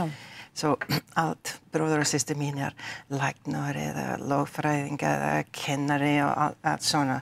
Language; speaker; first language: Icelandic; non-native, learner; English